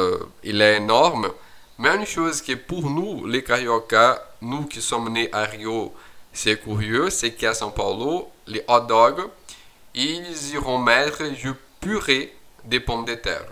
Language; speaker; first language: French; non-native, fluent; Portuguese